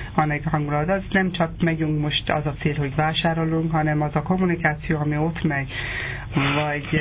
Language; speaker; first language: Hungarian; non-native, fluent; Persian